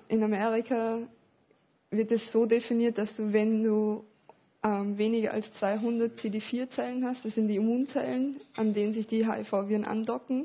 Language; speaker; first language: German; native; German